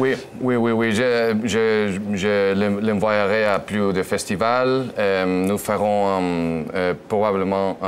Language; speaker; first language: French; non-native, learner; Spanish